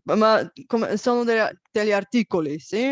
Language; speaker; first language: Italian; non-native, fluent; Bulgarian